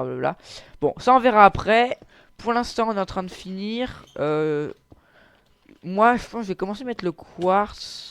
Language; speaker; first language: French; native; French